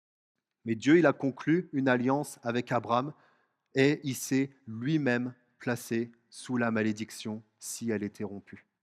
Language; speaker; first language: French; native; French